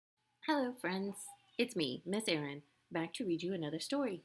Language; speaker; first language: English; native; English